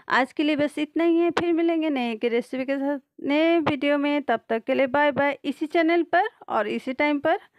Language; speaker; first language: Hindi; native; Hindi